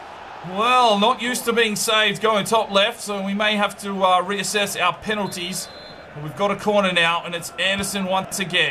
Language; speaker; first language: English; native; English